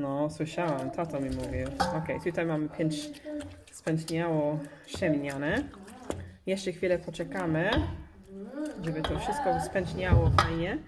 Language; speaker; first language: Polish; non-native, learner; English